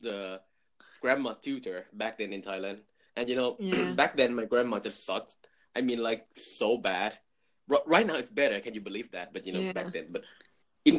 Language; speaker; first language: English; non-native, fluent; Thai